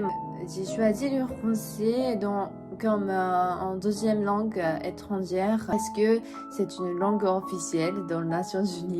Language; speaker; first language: French; non-native, fluent; Japanese